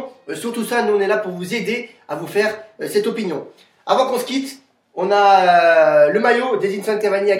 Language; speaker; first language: French; native; French